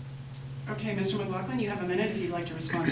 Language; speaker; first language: English; native; English